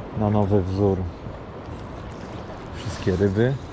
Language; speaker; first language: Polish; native; Polish